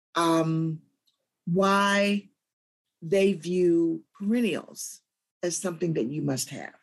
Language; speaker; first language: English; native; English